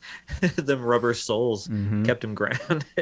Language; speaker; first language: English; native; English